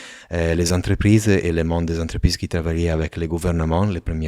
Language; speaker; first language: French; non-native, fluent; Italian